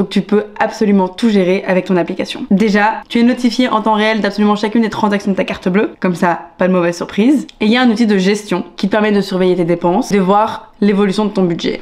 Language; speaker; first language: French; native; French